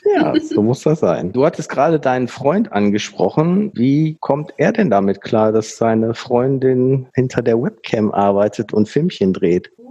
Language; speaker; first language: German; native; German